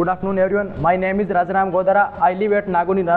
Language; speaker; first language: English; non-native, learner; Hindi